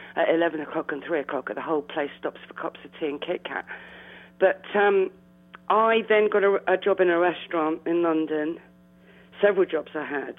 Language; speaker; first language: English; native; English